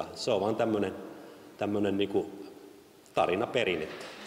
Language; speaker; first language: Finnish; native; Finnish